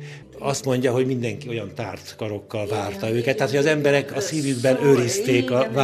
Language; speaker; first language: Hungarian; native; Hungarian